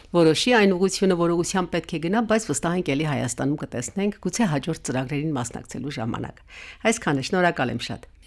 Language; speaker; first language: Armenian; native; Armenian